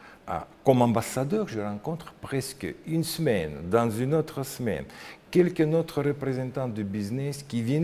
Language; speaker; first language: French; non-native, learner; Russian